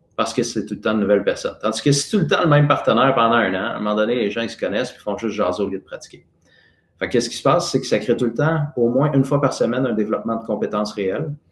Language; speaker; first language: French; native; French